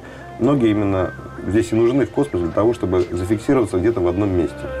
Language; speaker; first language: Russian; native; Russian